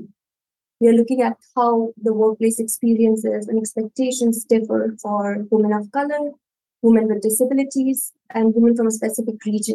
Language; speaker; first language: English; non-native, local second language; Hindi